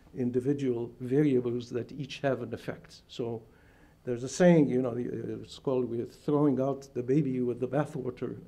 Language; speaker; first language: English; non-native, fluent; Arabic